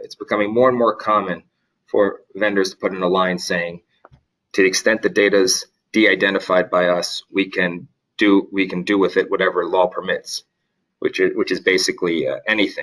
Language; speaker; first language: English; native; English